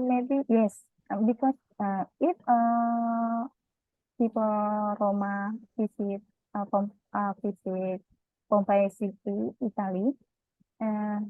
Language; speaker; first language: English; non-native, learner; Indonesian